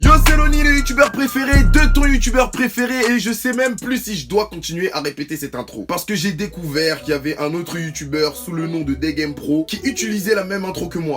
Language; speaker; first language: French; native; French